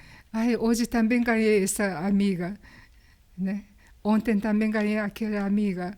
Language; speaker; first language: Portuguese; non-native, learner; Japanese